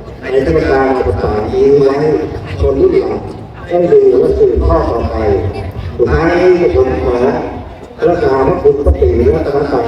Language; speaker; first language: Thai; native; Thai